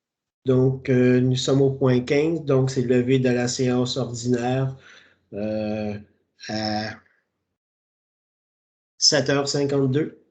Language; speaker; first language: French; native; French